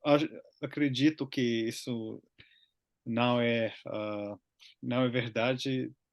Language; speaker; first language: Portuguese; non-native, learner; Finnish